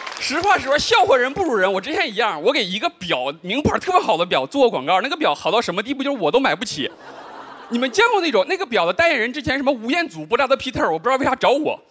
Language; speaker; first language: Chinese; native; Chinese